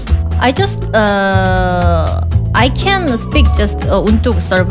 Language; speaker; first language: English; non-native, learner; Korean